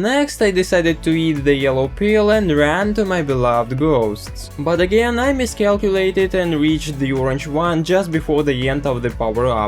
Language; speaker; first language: English; non-native, fluent; Russian